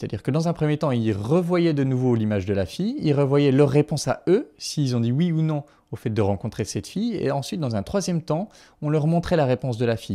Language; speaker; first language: French; native; French